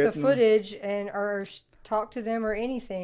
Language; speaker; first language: English; native; English